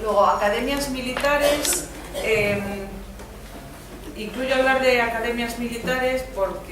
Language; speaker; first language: Spanish; native; Spanish